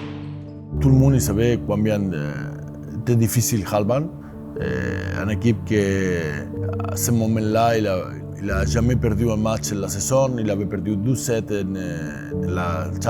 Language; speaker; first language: French; non-native, fluent; Spanish